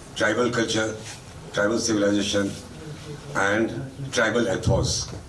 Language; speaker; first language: English; non-native, local second language; Hindi